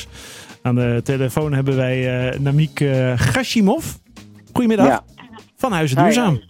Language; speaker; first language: Dutch; native; Dutch